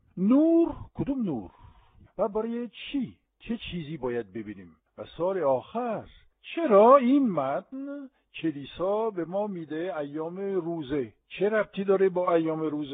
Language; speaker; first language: Persian; non-native, fluent; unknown